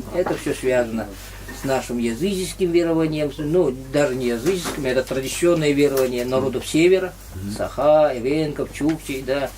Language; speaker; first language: Russian; native; Russian